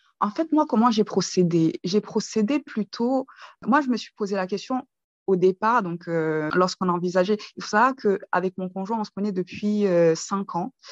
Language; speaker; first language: French; early bilingual, other home language; Kinyarwanda